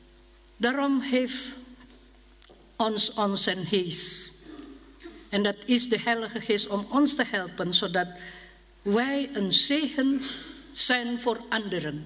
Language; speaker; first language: Dutch; non-native, learner; Indonesian